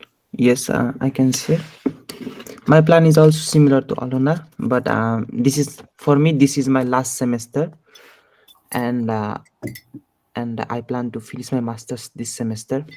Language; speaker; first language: English; non-native, fluent; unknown